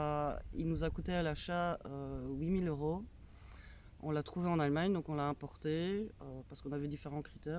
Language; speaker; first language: French; native; French